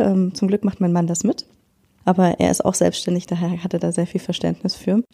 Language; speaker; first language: German; native; German